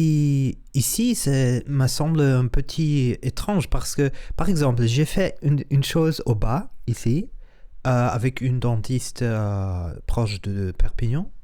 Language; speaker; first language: French; non-native, learner; Spanish